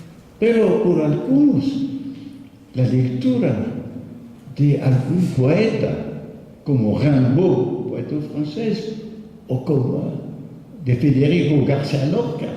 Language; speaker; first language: Spanish; non-native, fluent; French